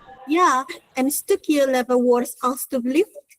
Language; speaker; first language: Dutch; non-native, learner; Indonesian